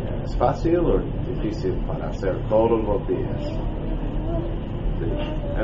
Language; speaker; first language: Spanish; non-native, learner; English